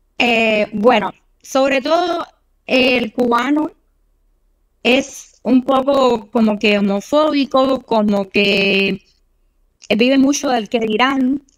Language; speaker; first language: Spanish; native; Spanish